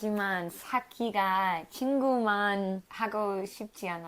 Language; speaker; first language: Korean; non-native, learner; English